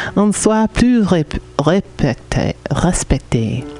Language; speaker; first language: French; non-native, fluent; English